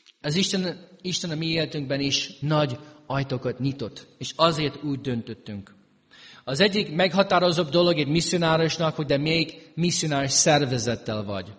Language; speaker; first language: Hungarian; early bilingual, heritage; Hungarian